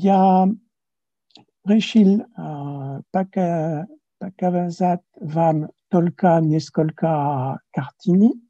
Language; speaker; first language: Russian; non-native, learner; French